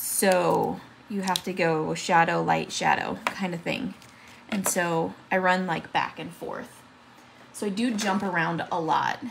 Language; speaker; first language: English; native; English